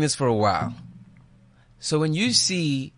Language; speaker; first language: English; non-native, local second language; Xhosa